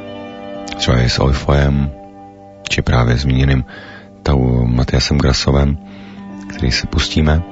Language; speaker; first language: Czech; native; Czech